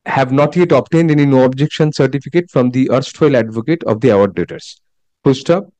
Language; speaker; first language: English; non-native, local second language; Bangla